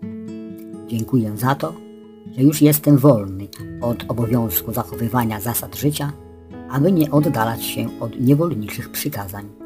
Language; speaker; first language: Polish; native; Polish